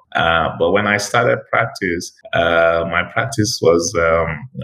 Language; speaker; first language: English; non-native, local second language; Igbo